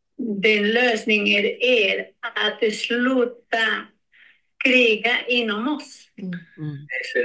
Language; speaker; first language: Swedish; non-native, learner; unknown